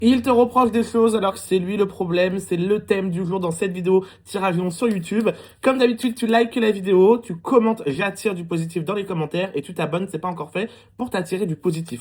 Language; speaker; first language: French; native; French